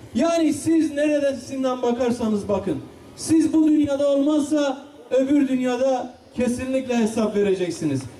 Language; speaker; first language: Turkish; non-native, local second language; Kurdish